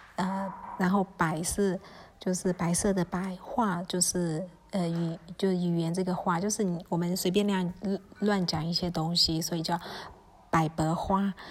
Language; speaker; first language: Chinese; early bilingual, heritage; Chinese